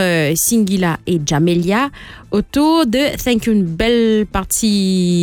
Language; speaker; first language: French; non-native, local second language; Morisyen